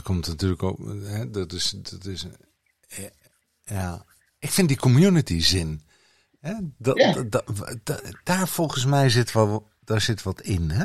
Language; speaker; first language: Dutch; native; Dutch